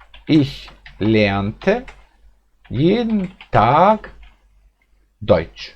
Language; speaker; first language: German; non-native, fluent; Bosnian